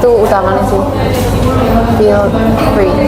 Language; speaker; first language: Indonesian; non-native, fluent; Finnish